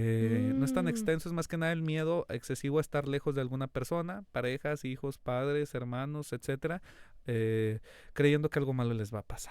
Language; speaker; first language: Spanish; native; Spanish